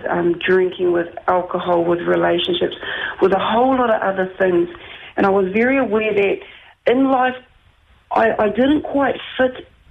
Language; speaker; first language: English; native; English